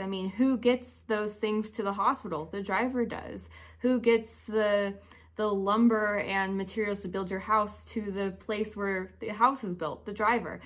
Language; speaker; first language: English; native; English